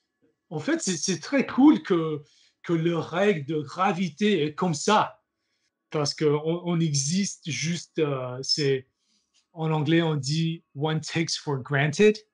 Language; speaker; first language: French; non-native, learner; English